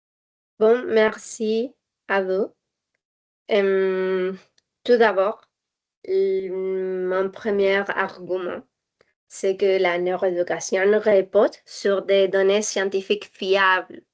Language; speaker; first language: French; non-native, learner; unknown